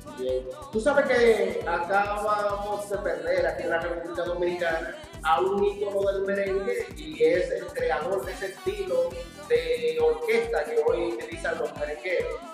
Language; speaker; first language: Spanish; native; Spanish